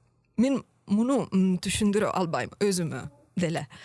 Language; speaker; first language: Kyrgyz; non-native, learner; Italian